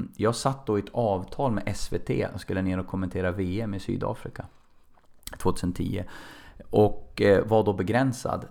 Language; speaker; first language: Swedish; native; Swedish